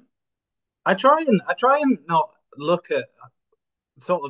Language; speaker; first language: English; native; English